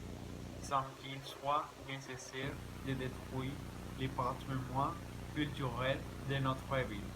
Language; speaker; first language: French; non-native, learner; Spanish